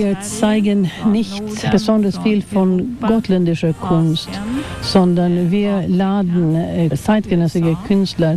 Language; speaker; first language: German; non-native, fluent; Swedish